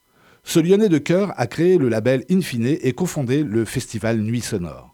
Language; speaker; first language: French; native; French